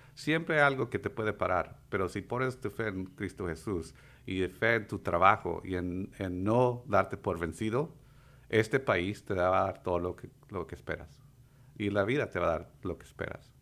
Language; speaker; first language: Spanish; early bilingual, heritage; Spanish